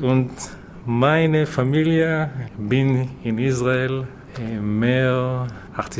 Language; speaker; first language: German; non-native, learner; Hebrew